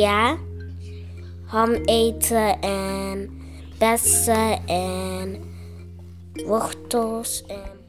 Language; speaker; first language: Dutch; non-native, learner; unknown